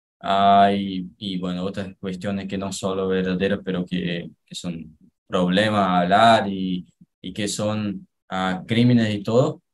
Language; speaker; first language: Spanish; non-native, learner; Portuguese